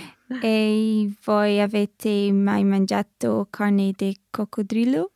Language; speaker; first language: Italian; non-native, learner; English